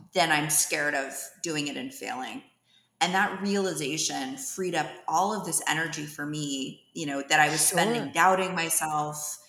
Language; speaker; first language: English; native; English